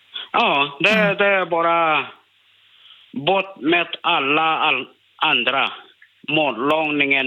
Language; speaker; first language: Swedish; non-native, learner; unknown